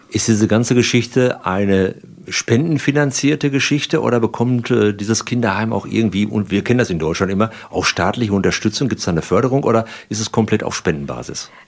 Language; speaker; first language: German; native; German